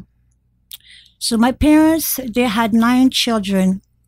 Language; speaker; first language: English; non-native, fluent; French